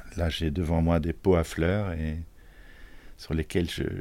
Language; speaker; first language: French; native; French